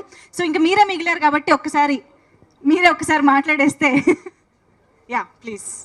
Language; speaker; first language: Telugu; native; Telugu